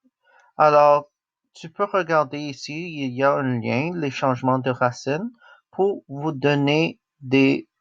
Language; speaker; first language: French; non-native, local second language; English